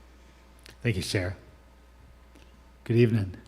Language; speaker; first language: English; native; English